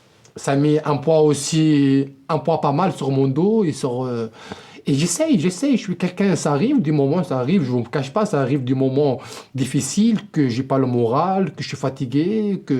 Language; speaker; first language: French; non-native, local second language; Arabic